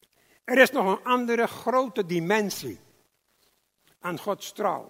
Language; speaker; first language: Dutch; non-native, local second language; English